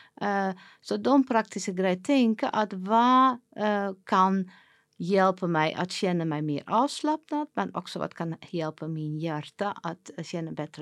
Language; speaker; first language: Swedish; non-native, fluent; Dutch